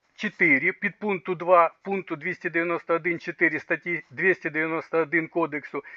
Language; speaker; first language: Ukrainian; non-native, local second language; Russian